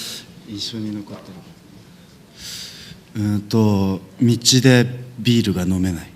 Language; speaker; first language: Japanese; native; Japanese